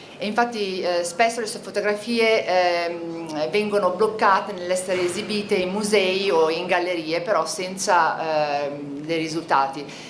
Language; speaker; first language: Italian; native; Italian